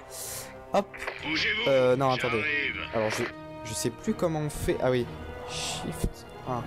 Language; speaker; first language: French; native; French